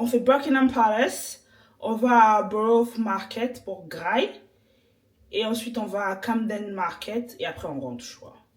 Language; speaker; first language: French; native; French